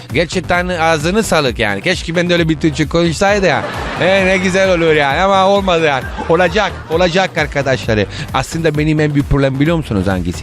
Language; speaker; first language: Turkish; non-native, learner; Italian